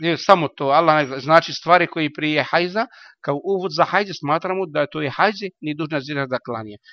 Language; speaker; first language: Bosnian; non-native, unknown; Arabic